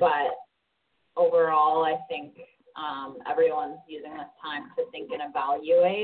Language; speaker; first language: English; native; English